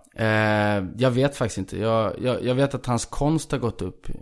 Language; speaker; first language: Swedish; early bilingual, other home language; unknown